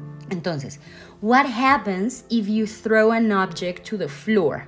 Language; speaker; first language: English; non-native, fluent; Spanish